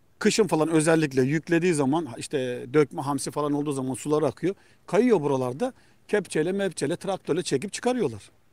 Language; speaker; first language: Turkish; native; Turkish